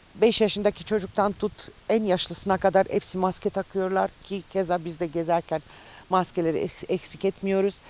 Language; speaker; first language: Turkish; early bilingual, heritage; Romanian